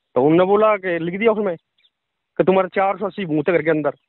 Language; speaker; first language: Hindi; native; Hindi